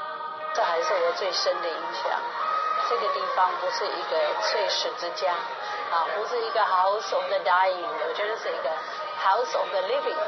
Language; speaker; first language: Chinese; non-native, fluent; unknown